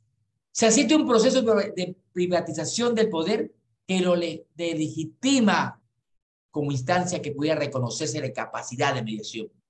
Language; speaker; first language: Spanish; native; Spanish